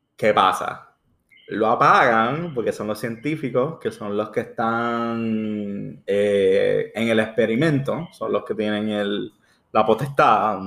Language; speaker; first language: Spanish; early bilingual, heritage; Spanish